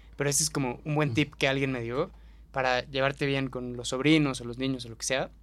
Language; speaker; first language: Spanish; native; Spanish